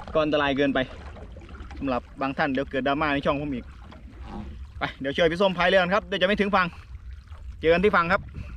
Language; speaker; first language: Thai; native; Thai